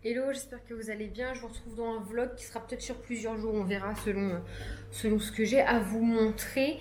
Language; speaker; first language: French; native; French